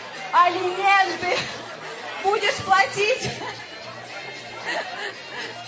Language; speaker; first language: Russian; native; Russian